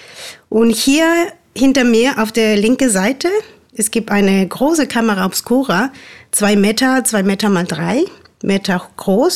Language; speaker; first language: German; non-native, fluent; Spanish